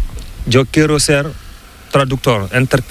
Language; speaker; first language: Spanish; non-native, learner; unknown